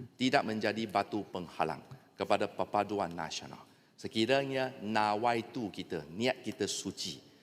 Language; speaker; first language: Malay; non-native, local second language; Chinese